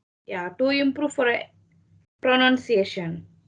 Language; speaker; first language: English; non-native, learner; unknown